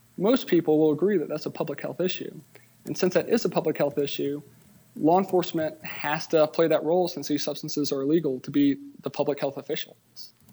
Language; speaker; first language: English; native; English